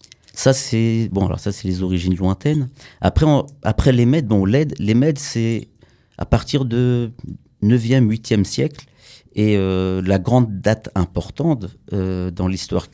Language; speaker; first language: French; early bilingual, other home language; Kurdish